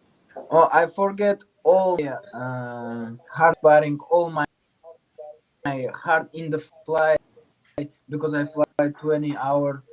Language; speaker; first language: English; non-native, learner; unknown